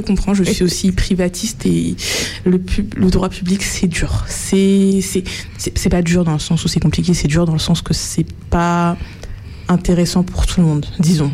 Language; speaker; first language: French; native; French